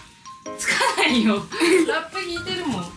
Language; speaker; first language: Japanese; native; Japanese